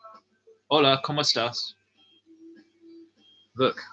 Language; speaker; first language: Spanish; non-native, learner; English